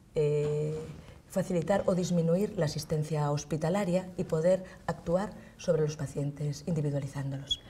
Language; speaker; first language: Spanish; native; Spanish